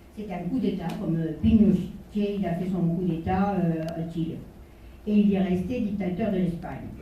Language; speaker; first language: French; non-native, local second language; Spanish